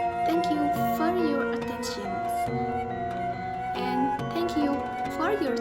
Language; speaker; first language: English; non-native, fluent; Indonesian